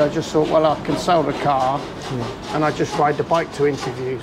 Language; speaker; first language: English; native; English